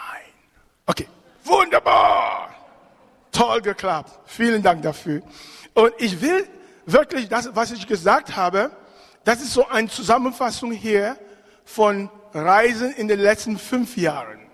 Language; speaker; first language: German; non-native, fluent; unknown